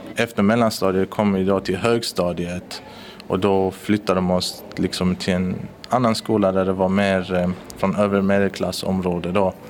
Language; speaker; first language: Swedish; early bilingual, other home language; Persian